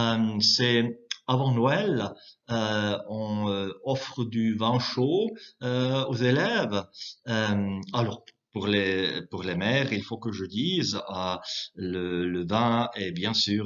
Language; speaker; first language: French; non-native, local second language; German